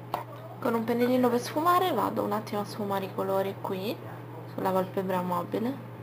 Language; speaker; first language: Italian; native; Italian